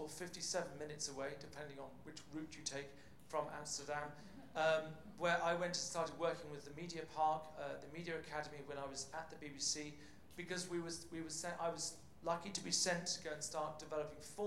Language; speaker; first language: English; native; English